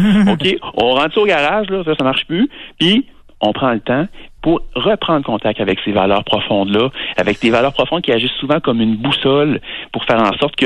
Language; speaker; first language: French; native; French